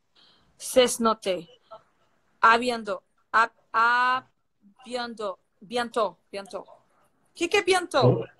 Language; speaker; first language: French; non-native, learner; Portuguese